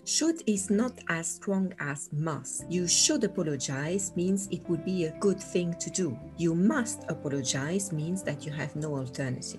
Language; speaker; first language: English; non-native, fluent; French